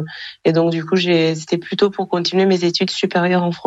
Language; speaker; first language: French; non-native, local second language; Kinyarwanda